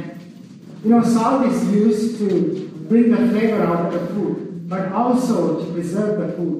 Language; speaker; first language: English; non-native, local second language; Sinhala